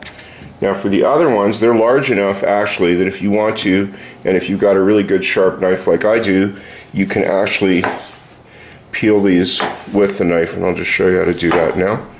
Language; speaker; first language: English; native; English